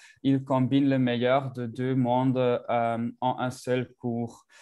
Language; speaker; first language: French; non-native, local second language; Dutch